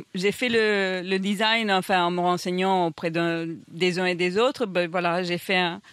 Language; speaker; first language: French; non-native, fluent; Spanish